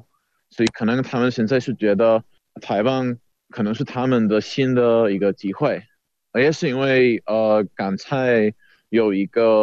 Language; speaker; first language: Chinese; non-native, fluent; Czech